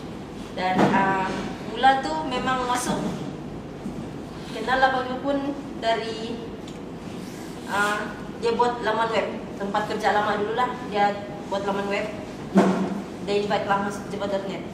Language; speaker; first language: Malay; native; Malay